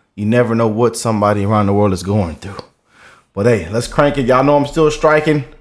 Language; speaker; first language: English; native; English